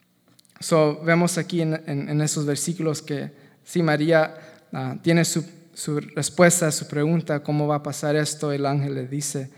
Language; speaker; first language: Spanish; native; Spanish